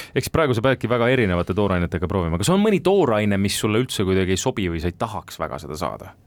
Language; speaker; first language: Estonian; native; Estonian